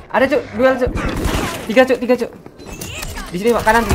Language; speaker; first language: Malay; non-native, local second language; Javanese